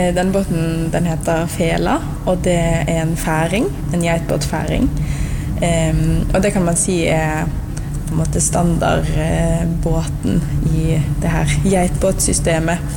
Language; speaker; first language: Norwegian; native; Norwegian